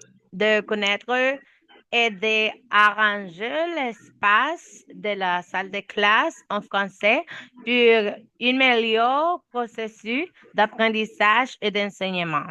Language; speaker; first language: French; non-native, learner; Spanish